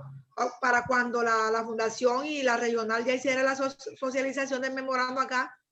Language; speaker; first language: Spanish; native; Spanish